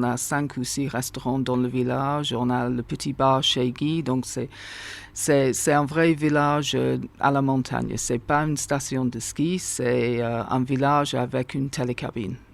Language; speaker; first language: French; non-native, fluent; English